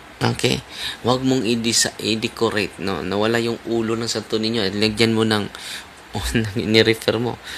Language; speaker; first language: Filipino; non-native, local second language; Cebuano